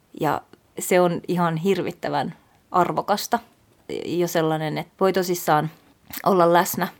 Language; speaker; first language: Finnish; native; Finnish